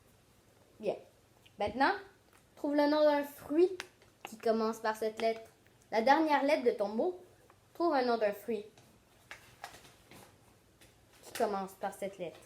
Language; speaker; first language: French; native; French